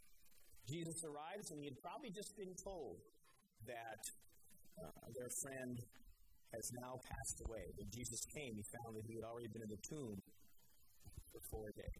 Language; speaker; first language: English; native; English